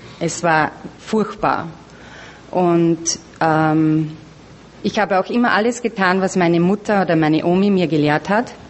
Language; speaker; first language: German; native; German